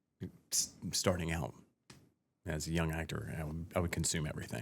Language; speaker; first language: English; native; English